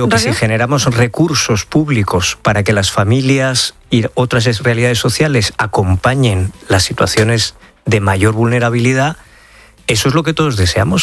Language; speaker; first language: Spanish; native; Spanish